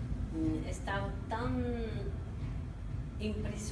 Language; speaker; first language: Portuguese; non-native, learner; Spanish